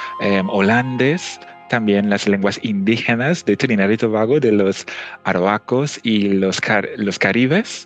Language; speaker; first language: Spanish; non-native, fluent; English